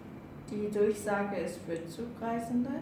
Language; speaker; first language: German; non-native, learner; Korean